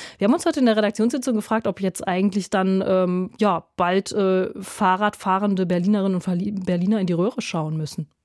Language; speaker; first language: German; native; German